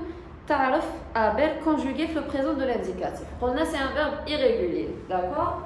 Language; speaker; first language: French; non-native, local second language; Arabic